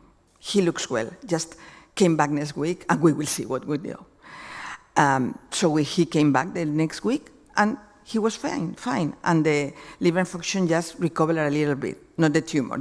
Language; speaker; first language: English; non-native, fluent; Spanish